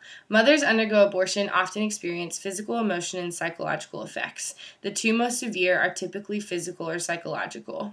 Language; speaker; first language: English; native; English